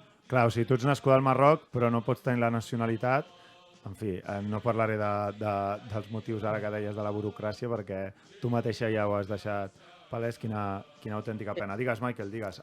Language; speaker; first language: Catalan; native; Catalan